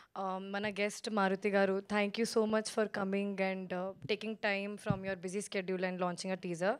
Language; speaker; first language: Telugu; non-native, local second language; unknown